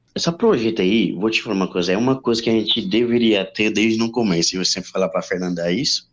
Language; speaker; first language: Portuguese; non-native, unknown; Haitian Creole